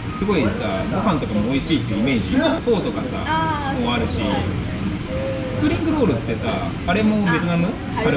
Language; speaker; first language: Japanese; native; Japanese